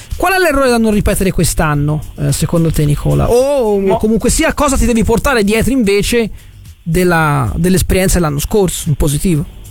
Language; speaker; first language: Italian; native; Italian